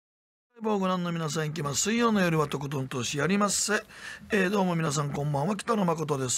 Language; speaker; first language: Japanese; native; Japanese